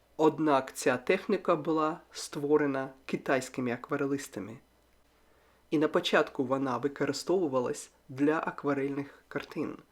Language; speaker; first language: Ukrainian; non-native, local second language; Russian